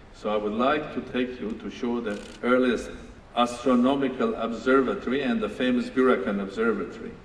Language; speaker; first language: English; non-native, fluent; Armenian